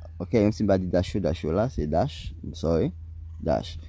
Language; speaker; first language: English; non-native, fluent; Haitian Creole